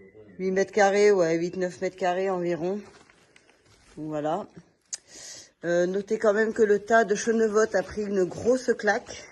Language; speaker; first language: French; native; French